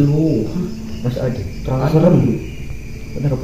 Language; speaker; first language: Indonesian; non-native, local second language; Malay